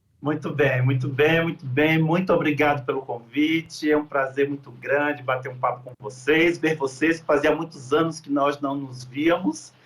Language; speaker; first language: Portuguese; native; Portuguese